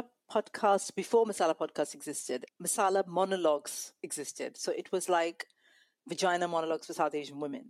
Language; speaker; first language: English; non-native, local second language; Malayalam